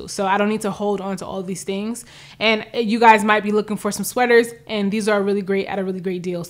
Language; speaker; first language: English; native; English